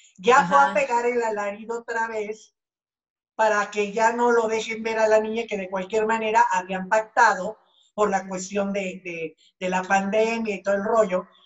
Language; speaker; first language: Spanish; native; Spanish